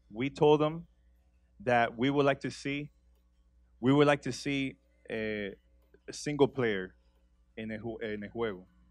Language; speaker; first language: English; native; English